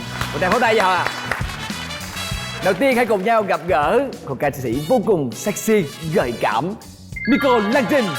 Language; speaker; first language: Vietnamese; native; Vietnamese